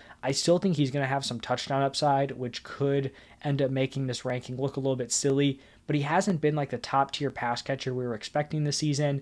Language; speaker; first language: English; native; English